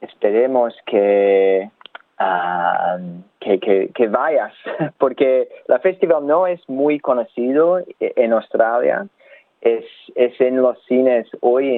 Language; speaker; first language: Spanish; non-native, learner; English